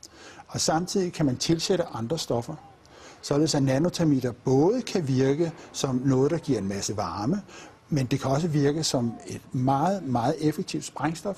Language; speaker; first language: Danish; native; Danish